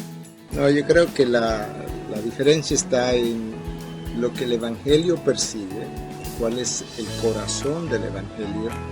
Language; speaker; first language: Spanish; native; Spanish